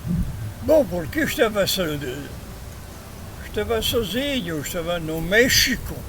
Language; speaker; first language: Portuguese; non-native, learner; Spanish